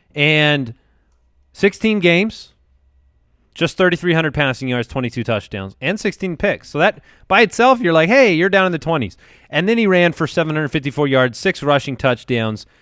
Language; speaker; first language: English; native; English